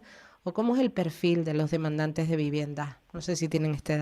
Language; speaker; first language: Spanish; native; Spanish